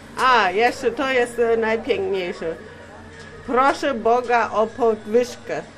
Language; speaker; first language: Polish; non-native, fluent; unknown